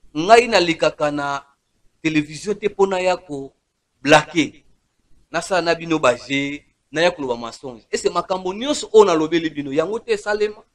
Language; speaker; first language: Lingala; non-native, local second language; Kongo